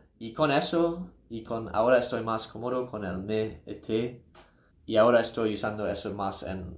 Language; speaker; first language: Spanish; non-native, learner; English